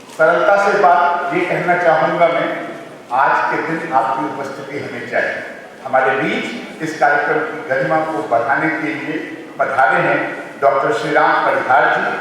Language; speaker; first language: Hindi; native; Hindi